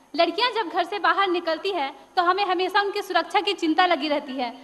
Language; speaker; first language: Hindi; native; Hindi